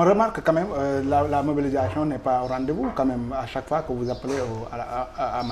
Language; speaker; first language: French; non-native, local second language; Wolof